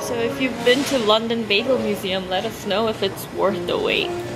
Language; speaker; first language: English; early bilingual, other home language; Korean